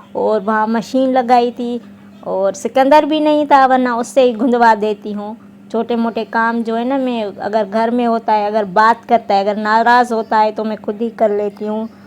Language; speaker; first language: Urdu; non-native, local second language; Sindhi